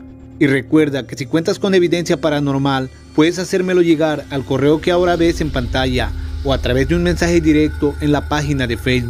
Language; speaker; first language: Spanish; native; Spanish